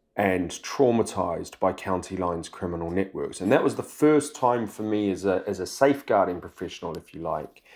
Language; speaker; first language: English; native; English